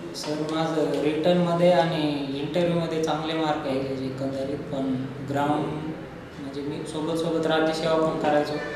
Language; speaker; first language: Marathi; non-native, local second language; Lambadi